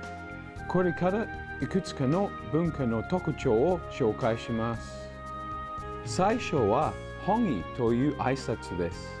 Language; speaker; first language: Japanese; non-native, fluent; English